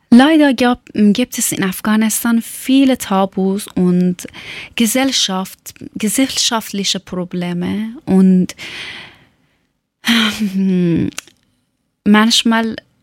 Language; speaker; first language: German; non-native, learner; Persian